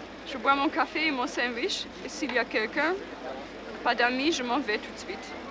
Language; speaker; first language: French; non-native, learner; German